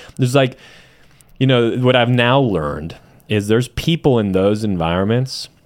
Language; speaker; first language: English; native; English